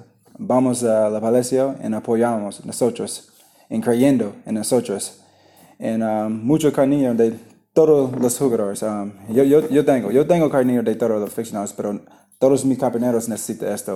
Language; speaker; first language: Spanish; non-native, learner; English